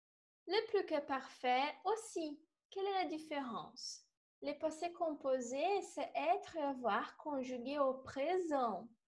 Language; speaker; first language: French; non-native, fluent; Portuguese